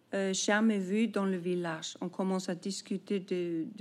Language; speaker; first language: French; non-native, fluent; Icelandic